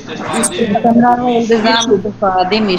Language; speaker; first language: Persian; non-native, learner; Urdu